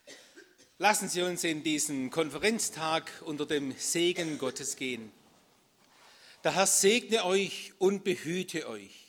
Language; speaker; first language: German; native; German